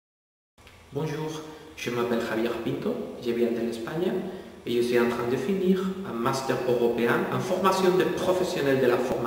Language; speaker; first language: French; non-native, fluent; Spanish